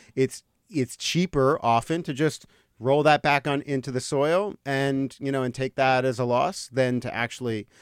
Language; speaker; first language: English; native; English